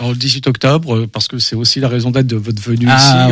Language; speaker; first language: French; native; French